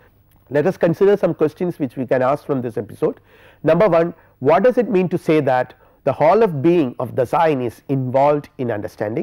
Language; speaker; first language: English; non-native, local second language; Malayalam